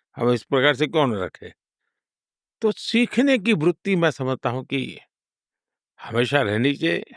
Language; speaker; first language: Hindi; non-native, local second language; Gujarati